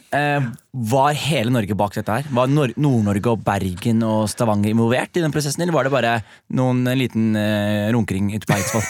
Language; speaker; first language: Norwegian; early bilingual, other home language; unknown